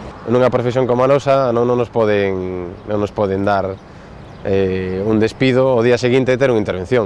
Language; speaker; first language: Spanish; non-native, local second language; Galician